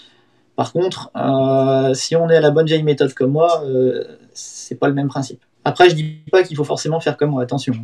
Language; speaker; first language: French; native; French